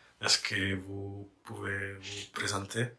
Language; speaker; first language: French; non-native, learner; English